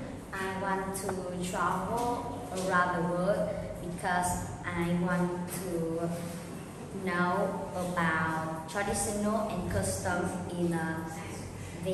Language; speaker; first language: English; non-native, learner; Vietnamese